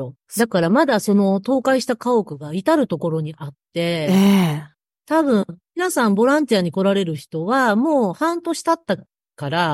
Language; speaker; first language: Japanese; native; Japanese